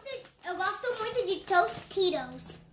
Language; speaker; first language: Portuguese; early bilingual, heritage; Portuguese